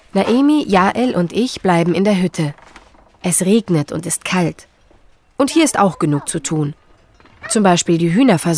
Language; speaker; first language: German; native; German